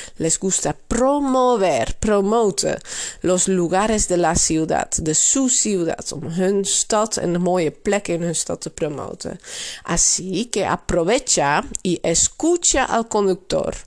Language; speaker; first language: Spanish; non-native, fluent; Dutch